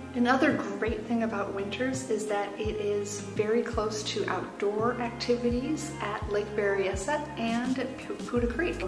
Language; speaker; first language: English; native; English